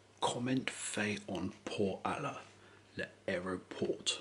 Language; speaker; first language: French; non-native, learner; English